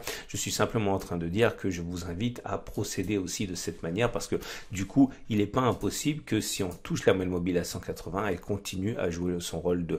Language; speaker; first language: French; native; French